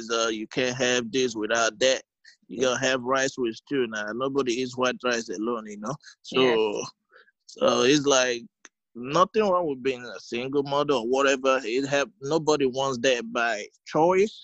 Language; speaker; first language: English; non-native, local second language; Igbo